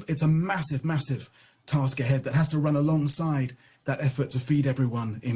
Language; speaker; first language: English; native; English